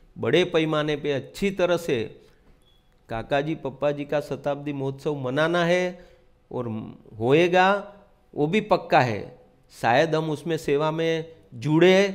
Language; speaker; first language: Hindi; non-native, local second language; Gujarati